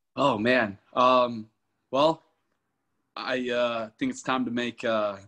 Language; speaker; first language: English; native; English